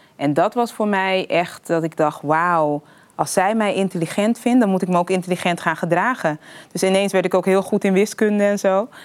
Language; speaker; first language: Dutch; early bilingual, other home language; Papiamento